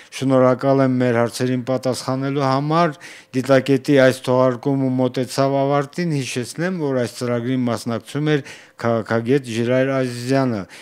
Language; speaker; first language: Armenian; native; Armenian